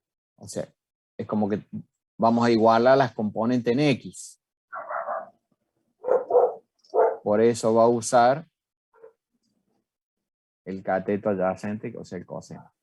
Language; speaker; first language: Spanish; native; Spanish